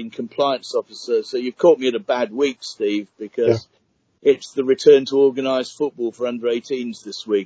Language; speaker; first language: English; native; English